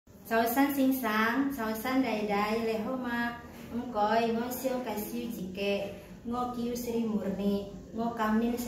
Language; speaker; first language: Cantonese; non-native, learner; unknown